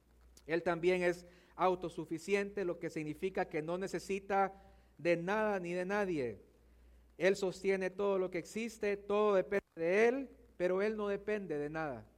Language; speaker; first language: Spanish; native; Spanish